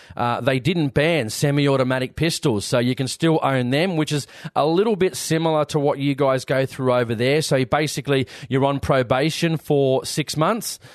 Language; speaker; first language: English; native; English